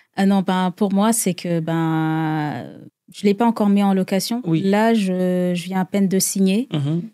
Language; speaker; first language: French; non-native, local second language; Rundi